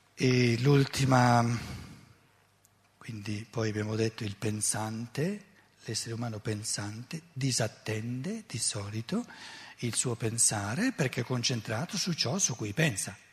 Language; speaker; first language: Italian; native; Italian